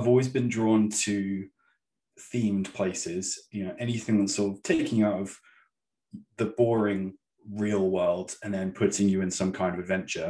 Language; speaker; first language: English; native; English